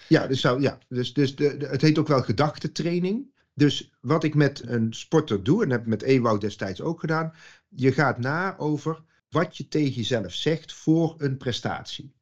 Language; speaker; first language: Dutch; native; Dutch